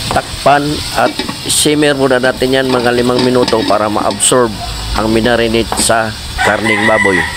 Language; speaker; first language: Filipino; non-native, local second language; Cebuano